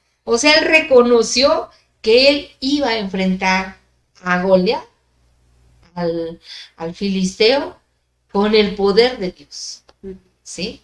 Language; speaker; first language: Spanish; native; Spanish